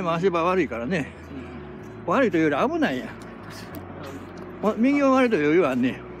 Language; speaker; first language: Japanese; native; Japanese